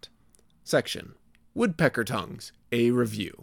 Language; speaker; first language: English; native; English